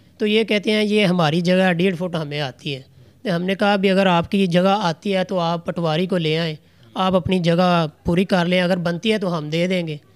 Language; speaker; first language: Urdu; non-native, local second language; Punjabi